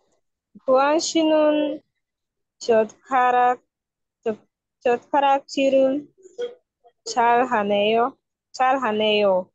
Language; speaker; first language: Korean; non-native, learner; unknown